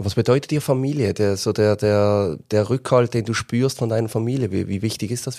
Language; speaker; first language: German; native; German